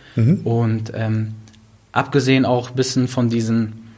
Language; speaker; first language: German; native; German